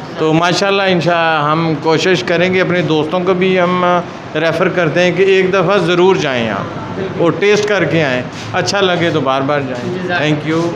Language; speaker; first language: Hindi; non-native, local second language; Punjabi